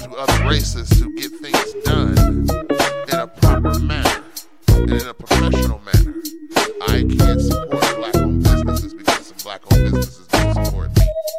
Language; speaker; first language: English; native; English